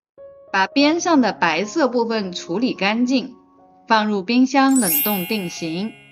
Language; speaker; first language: Chinese; native; Chinese